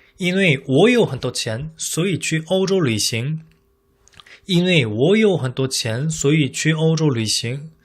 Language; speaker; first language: Chinese; non-native, fluent; Korean